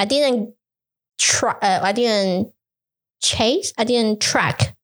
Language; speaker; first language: English; non-native, learner; Chinese